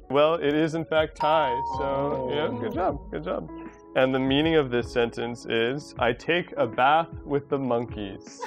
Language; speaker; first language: English; native; English